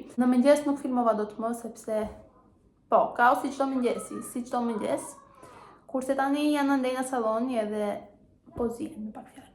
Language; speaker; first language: Albanian; early bilingual, heritage; Albanian